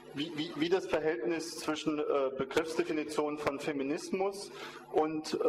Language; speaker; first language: German; native; German